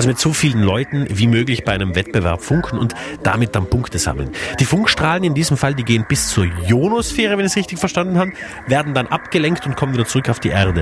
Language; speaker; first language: German; native; German